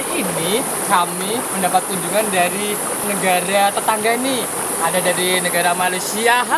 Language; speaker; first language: Indonesian; native; Indonesian